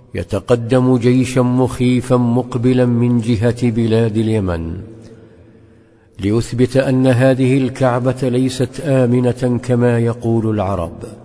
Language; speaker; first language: Arabic; native; Arabic